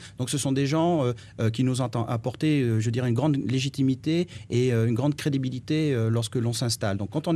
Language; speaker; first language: French; native; French